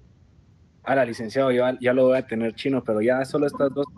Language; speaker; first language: Spanish; native; Spanish